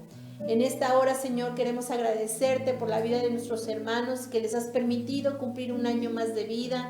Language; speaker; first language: Spanish; native; Spanish